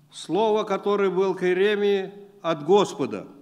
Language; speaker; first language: Russian; non-native, local second language; Uzbek